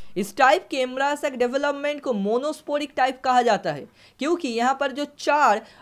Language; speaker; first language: Hindi; non-native, local second language; Bangla